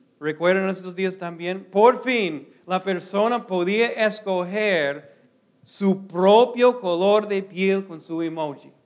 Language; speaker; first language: Spanish; non-native, fluent; English